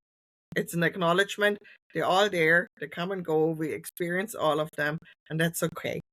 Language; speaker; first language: English; non-native, fluent; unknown